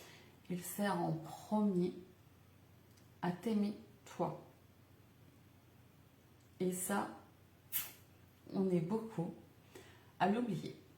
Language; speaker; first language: French; native; French